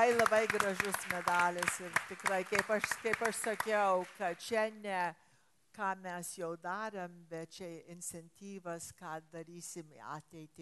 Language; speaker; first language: Lithuanian; early bilingual, heritage; English